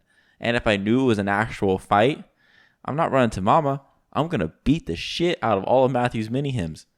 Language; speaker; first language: English; native; English